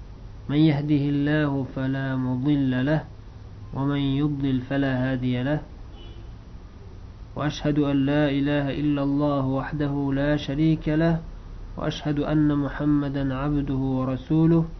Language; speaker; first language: Arabic; non-native, fluent; Uzbek